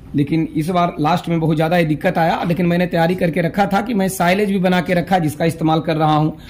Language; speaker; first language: Hindi; native; Hindi